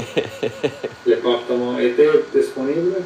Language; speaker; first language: French; non-native, fluent; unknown